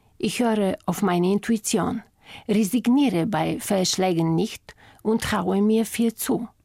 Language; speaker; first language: German; non-native, fluent; Bulgarian